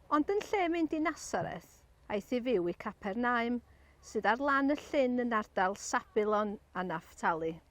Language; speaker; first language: Welsh; non-native, local second language; English